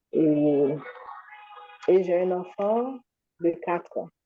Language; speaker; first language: French; non-native, local second language; Haitian Creole